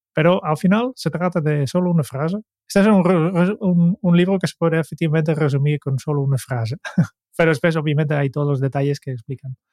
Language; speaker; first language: Spanish; non-native, fluent; Dutch